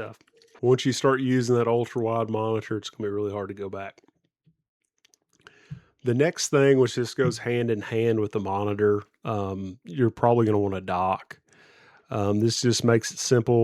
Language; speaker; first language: English; native; English